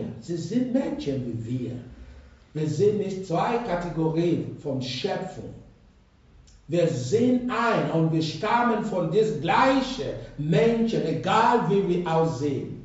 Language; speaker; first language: German; non-native, fluent; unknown